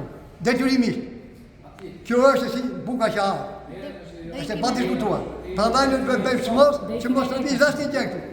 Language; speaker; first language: Albanian; native; Albanian